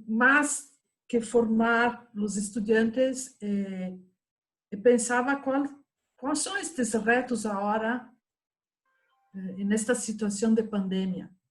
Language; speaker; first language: Spanish; non-native, fluent; Portuguese